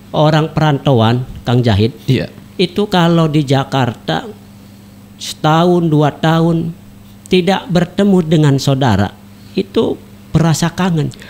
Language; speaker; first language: Indonesian; native; Indonesian